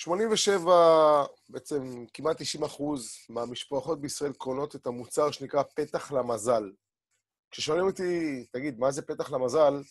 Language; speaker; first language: Hebrew; native; Hebrew